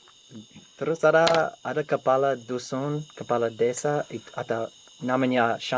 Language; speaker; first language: Indonesian; non-native, learner; English